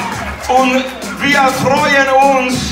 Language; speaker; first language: German; non-native, learner; Spanish